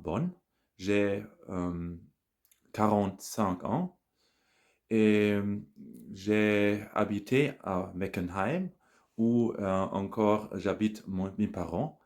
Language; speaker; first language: French; non-native, learner; German